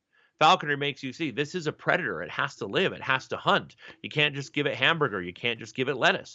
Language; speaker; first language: English; native; English